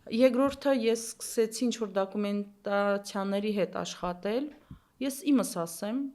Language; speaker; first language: Armenian; early bilingual, heritage; Armenian